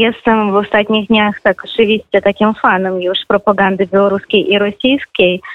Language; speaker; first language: Polish; non-native, fluent; Russian